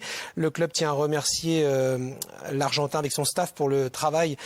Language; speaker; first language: French; native; French